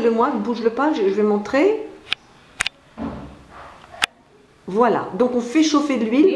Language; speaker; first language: French; native; French